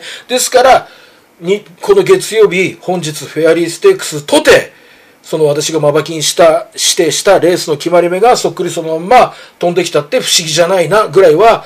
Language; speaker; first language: Japanese; native; Japanese